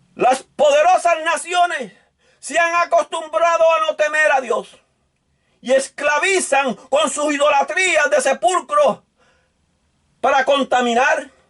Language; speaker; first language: Spanish; native; Spanish